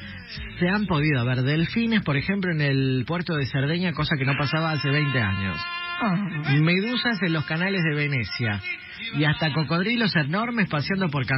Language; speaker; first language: Spanish; native; Spanish